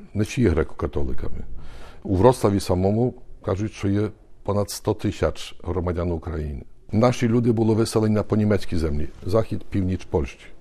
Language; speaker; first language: Ukrainian; early bilingual, heritage; Ukrainian